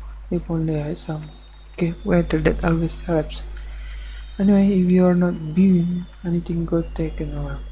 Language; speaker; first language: English; non-native, learner; Indonesian